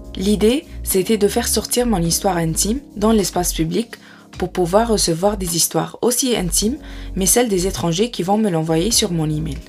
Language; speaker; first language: French; non-native, fluent; Arabic